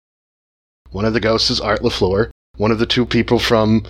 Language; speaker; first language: English; native; English